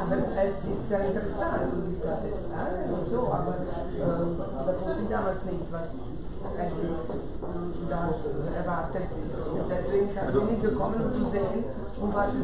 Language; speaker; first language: German; non-native, fluent; Serbian